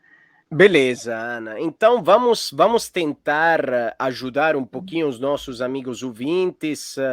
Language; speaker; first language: Portuguese; non-native, fluent; Italian